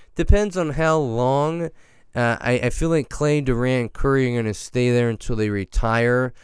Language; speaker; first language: English; early bilingual, other home language; Italian